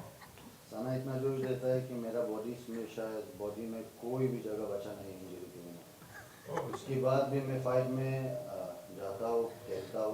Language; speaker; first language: Hindi; non-native, fluent; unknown